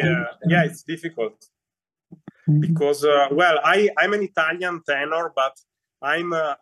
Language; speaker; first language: English; non-native, fluent; Italian